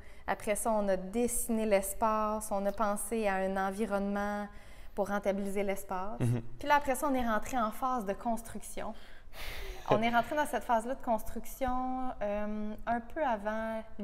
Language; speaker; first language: French; native; French